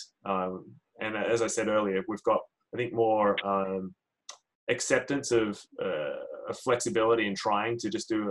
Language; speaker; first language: English; native; English